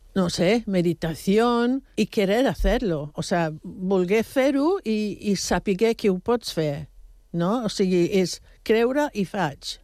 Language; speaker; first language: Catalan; non-native, local second language; Spanish